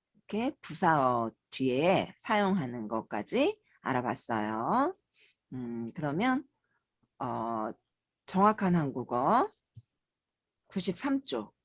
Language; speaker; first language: Korean; native; Korean